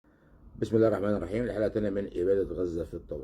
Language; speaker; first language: Arabic; native; Arabic